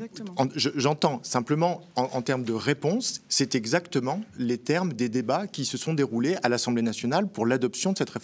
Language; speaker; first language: French; native; French